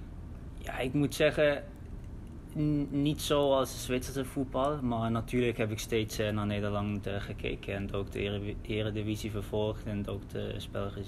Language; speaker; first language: Dutch; early bilingual, heritage; German